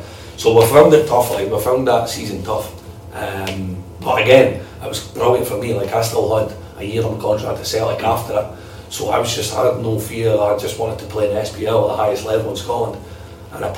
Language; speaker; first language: English; native; English